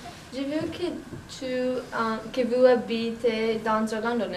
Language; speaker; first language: French; non-native, learner; English